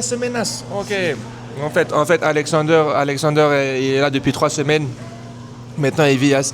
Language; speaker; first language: French; native; French